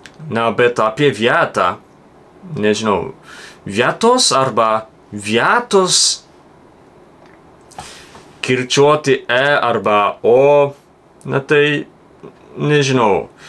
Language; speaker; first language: Lithuanian; non-native, fluent; Japanese